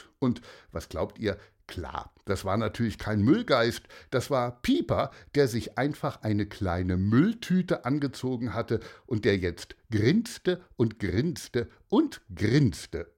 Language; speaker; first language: German; native; German